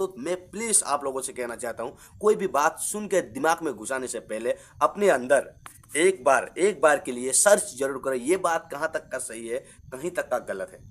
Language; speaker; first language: Hindi; non-native, local second language; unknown